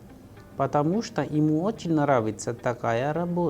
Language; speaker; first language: Russian; non-native, fluent; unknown